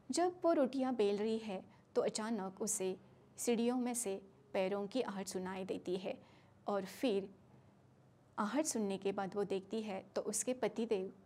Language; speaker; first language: Hindi; non-native, local second language; Marathi